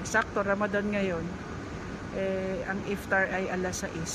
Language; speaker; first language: Filipino; native; Filipino